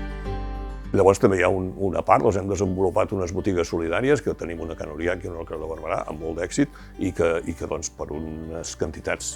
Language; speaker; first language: Catalan; native; Catalan